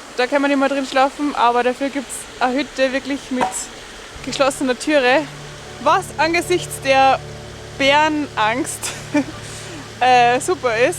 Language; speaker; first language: German; native; German